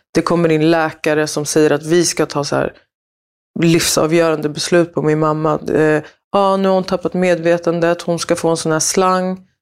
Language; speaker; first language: Swedish; early bilingual, other home language; Spanish